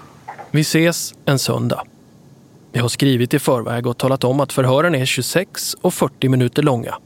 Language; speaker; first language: Swedish; native; Swedish